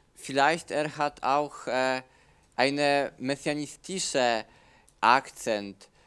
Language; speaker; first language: German; non-native, learner; Polish